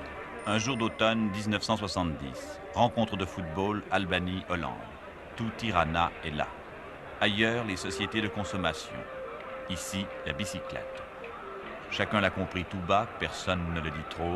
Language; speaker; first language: French; native; French